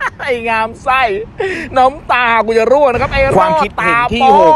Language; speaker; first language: Thai; native; Thai